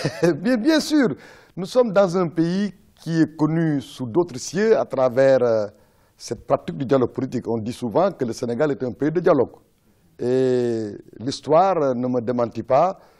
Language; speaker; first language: French; non-native, local second language; Wolof